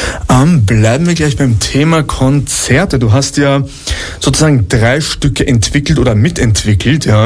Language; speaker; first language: German; native; German